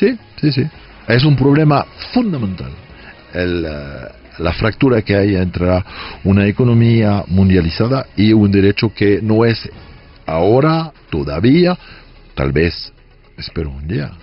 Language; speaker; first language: Spanish; non-native, fluent; French